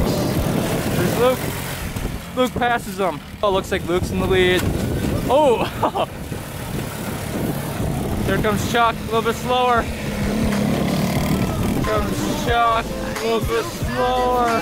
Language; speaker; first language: English; native; English